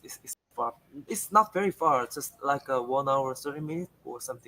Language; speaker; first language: English; non-native, learner; Korean